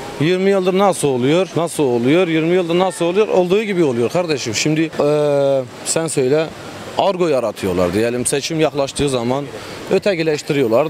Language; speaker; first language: Turkish; non-native, local second language; Kurdish